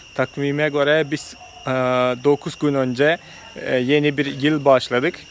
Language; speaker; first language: Turkish; non-native, fluent; Malayalam